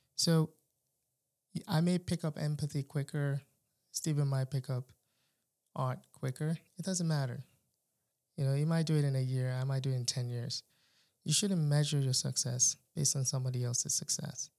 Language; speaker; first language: English; non-native, local second language; Yoruba